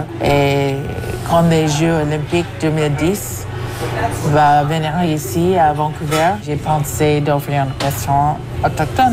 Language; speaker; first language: French; non-native, fluent; English